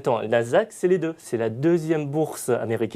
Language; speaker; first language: French; native; French